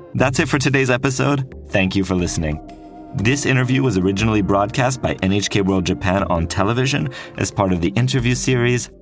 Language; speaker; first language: English; non-native, fluent; French